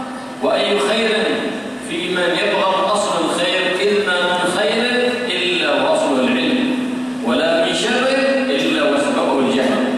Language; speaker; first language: Arabic; native; Arabic